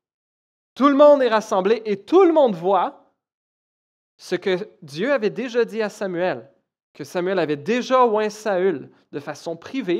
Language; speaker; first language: French; native; French